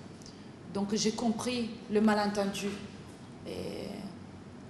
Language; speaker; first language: French; non-native, fluent; Italian